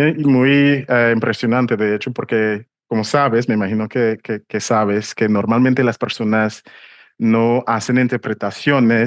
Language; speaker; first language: Spanish; non-native, fluent; English